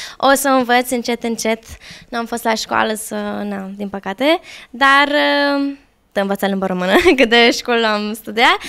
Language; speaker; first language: Romanian; early bilingual, heritage; Romanian